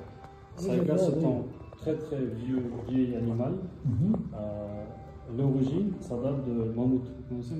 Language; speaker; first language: French; non-native, fluent; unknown